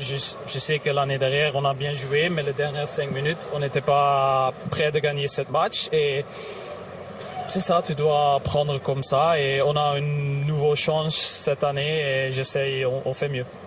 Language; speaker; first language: French; non-native, local second language; Dutch